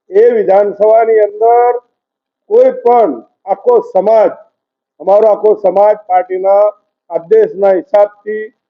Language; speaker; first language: Gujarati; non-native, local second language; Hindi